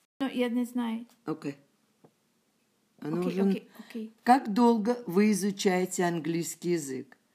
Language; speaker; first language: Russian; non-native, learner; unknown